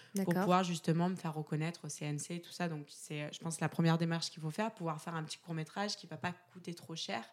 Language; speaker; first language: French; native; French